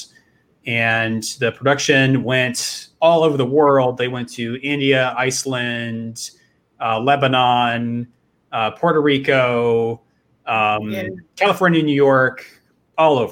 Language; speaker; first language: English; native; English